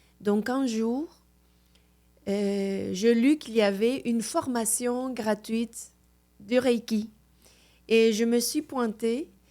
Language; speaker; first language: French; non-native, fluent; Spanish